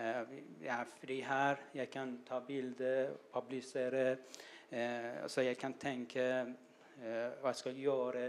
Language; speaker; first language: Norwegian; non-native, learner; Persian